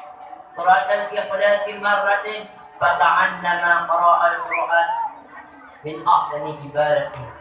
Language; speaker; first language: Arabic; non-native, learner; Achinese